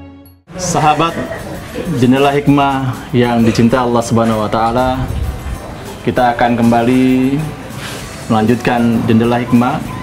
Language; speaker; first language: Indonesian; native; Indonesian